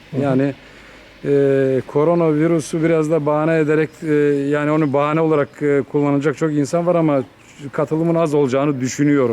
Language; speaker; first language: Turkish; early bilingual, heritage; Turkish